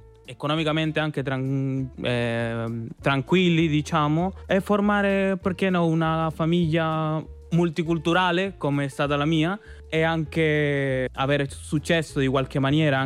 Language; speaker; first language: Italian; non-native, fluent; Spanish